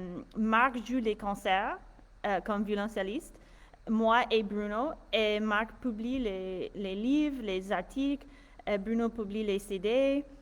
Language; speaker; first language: French; non-native, fluent; English